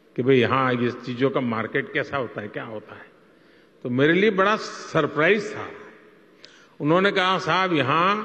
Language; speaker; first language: Hindi; non-native, local second language; Gujarati